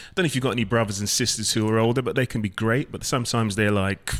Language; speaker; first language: English; native; English